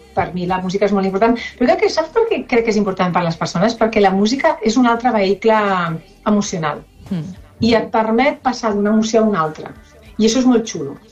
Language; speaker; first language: Catalan; non-native, local second language; Spanish